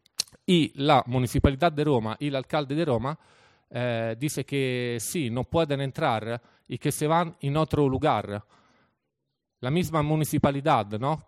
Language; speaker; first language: Spanish; non-native, fluent; Italian